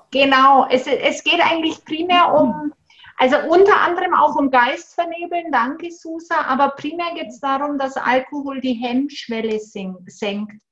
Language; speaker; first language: German; native; German